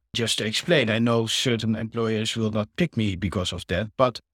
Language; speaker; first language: English; non-native, fluent; Dutch